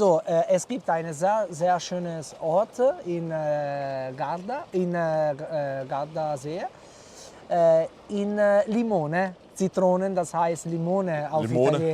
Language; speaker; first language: German; non-native, learner; Italian